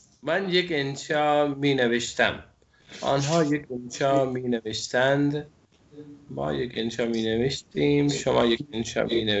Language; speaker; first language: Persian; non-native, fluent; Urdu